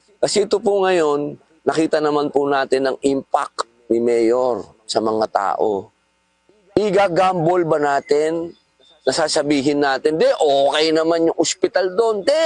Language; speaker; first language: Filipino; native; Filipino